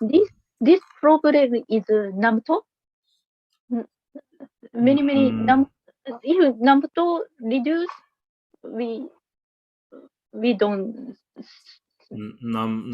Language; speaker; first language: English; non-native, learner; Japanese